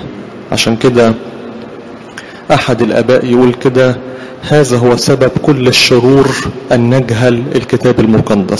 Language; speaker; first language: Arabic; native; Arabic